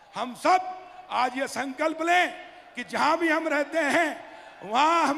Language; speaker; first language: Hindi; native; Hindi